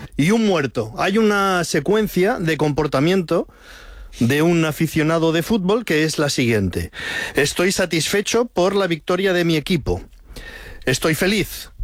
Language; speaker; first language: Spanish; native; Spanish